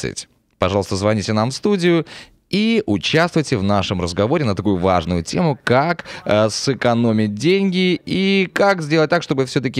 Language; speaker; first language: Russian; native; Russian